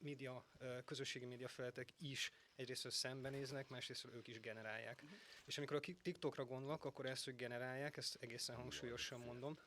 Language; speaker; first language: Hungarian; native; Hungarian